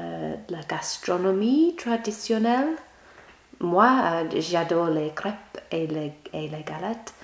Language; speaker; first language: French; non-native, learner; English